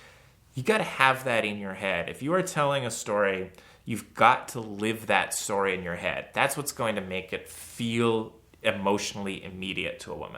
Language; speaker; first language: English; native; English